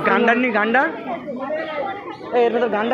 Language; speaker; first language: Hindi; non-native, learner; Bangla